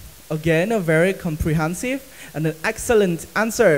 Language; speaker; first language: English; non-native, fluent; Vietnamese